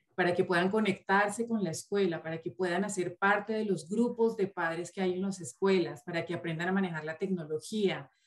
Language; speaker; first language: Spanish; native; Spanish